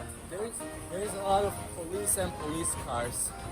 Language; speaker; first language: English; non-native, learner; Turkish